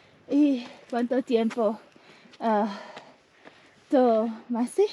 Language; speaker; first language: Spanish; non-native, learner; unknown